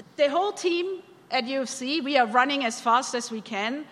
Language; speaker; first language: English; non-native, fluent; German